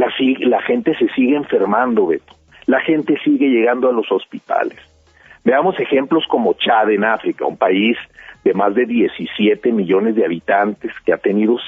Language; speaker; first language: Spanish; native; Spanish